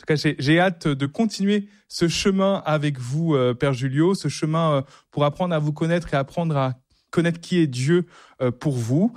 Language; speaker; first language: French; native; French